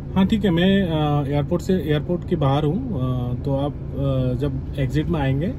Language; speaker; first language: Hindi; non-native, local second language; Bangla